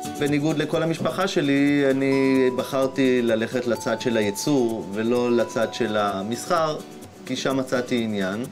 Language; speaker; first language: Hebrew; native; Hebrew